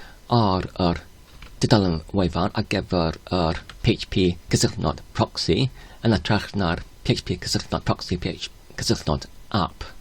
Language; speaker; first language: Welsh; non-native, learner; Polish